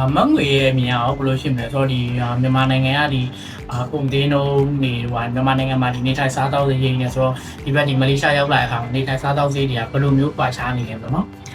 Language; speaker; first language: Burmese; native; Burmese